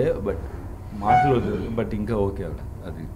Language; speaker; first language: Telugu; non-native, learner; Tamil